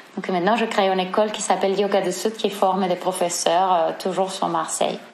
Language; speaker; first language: French; non-native, fluent; Spanish